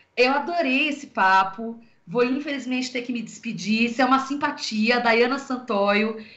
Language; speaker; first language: Portuguese; native; Portuguese